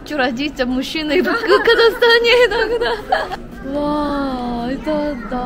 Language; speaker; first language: Russian; non-native, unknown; Korean